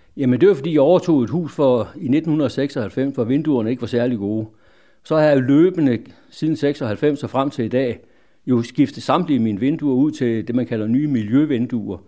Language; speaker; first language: Danish; native; Danish